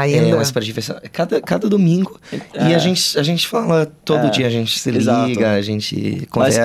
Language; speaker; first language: Portuguese; non-native, fluent; English